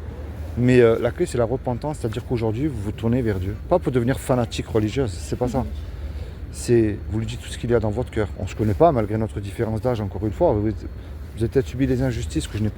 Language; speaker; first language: French; native; French